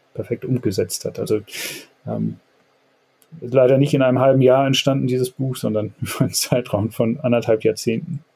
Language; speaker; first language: German; native; German